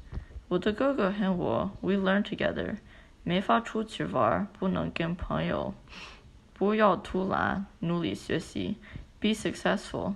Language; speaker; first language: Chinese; early bilingual, heritage; English